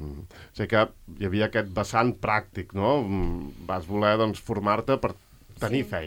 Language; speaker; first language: Catalan; native; Catalan